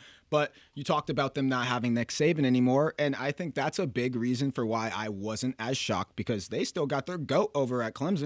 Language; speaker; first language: English; native; English